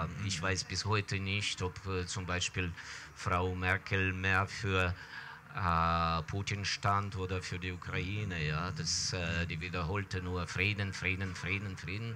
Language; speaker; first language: German; non-native, fluent; Ukrainian